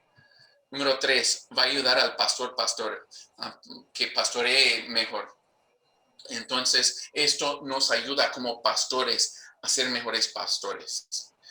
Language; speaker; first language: Spanish; non-native, fluent; English